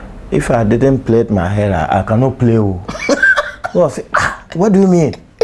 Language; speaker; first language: English; non-native, local second language; Akan